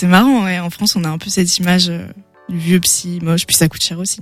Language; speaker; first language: French; native; French